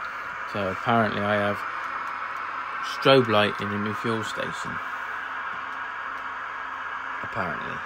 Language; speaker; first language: English; native; English